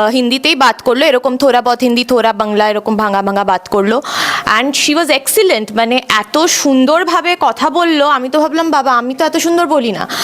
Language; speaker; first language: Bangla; native; Bangla